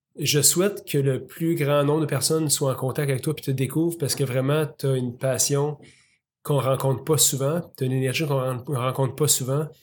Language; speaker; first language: French; native; French